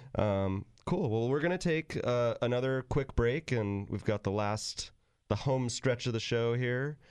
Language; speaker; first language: English; native; English